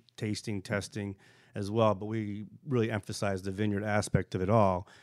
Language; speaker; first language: English; native; English